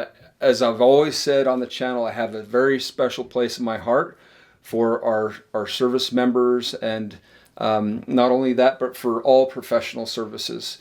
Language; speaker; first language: English; native; English